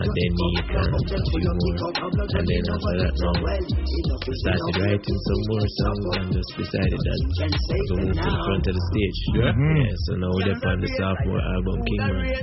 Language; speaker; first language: English; non-native, local second language; Jamaican Creole English